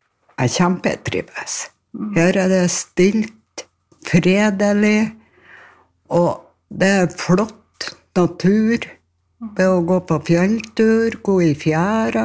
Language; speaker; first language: Norwegian; native; Norwegian